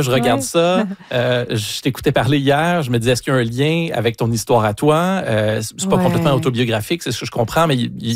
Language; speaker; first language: French; native; French